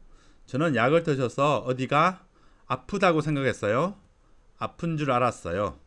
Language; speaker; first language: Korean; native; Korean